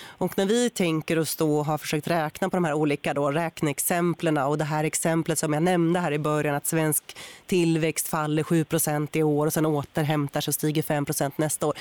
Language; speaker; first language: Swedish; native; Swedish